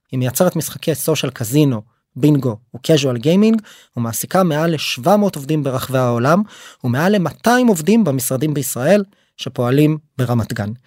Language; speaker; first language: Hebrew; native; Hebrew